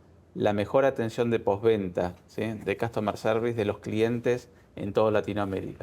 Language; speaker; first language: Spanish; native; Spanish